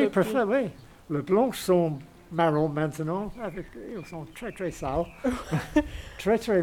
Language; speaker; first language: French; non-native, learner; English